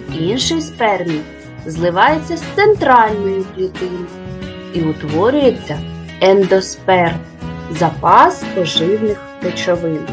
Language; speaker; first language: Ukrainian; native; Ukrainian